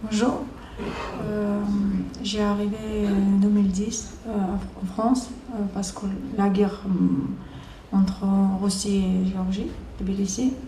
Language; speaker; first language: French; non-native, learner; Georgian